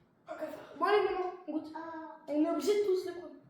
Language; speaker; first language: French; native; French